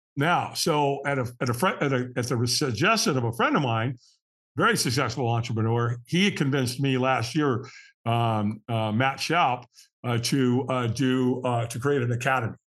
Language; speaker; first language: English; native; English